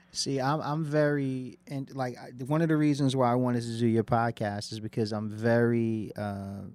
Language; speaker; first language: English; native; English